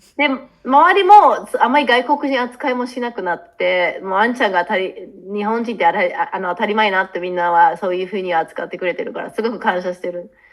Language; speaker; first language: Japanese; non-native, fluent; English